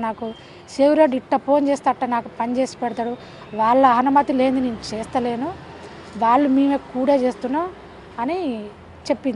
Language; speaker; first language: Telugu; native; Telugu